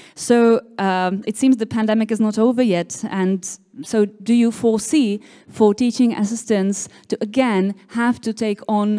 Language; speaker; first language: English; non-native, fluent; Czech